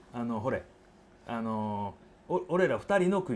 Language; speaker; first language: Japanese; native; Japanese